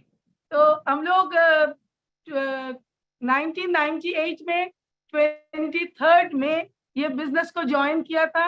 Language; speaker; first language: Hindi; non-native, local second language; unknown